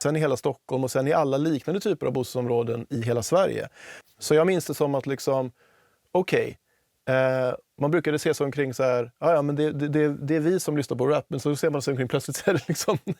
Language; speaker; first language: Swedish; native; Swedish